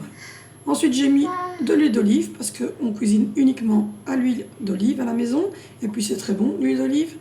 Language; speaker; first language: French; native; French